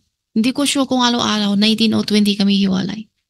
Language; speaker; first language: Filipino; non-native, learner; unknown